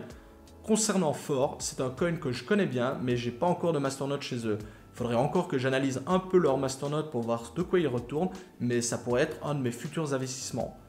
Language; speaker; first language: French; native; French